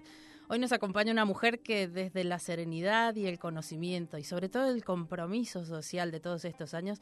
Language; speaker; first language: Spanish; native; Spanish